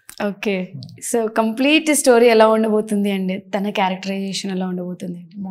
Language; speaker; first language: Telugu; native; Telugu